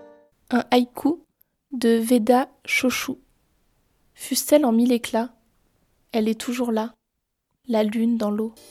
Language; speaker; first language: French; native; French